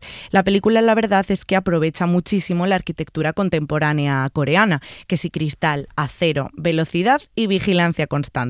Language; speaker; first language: Spanish; native; Spanish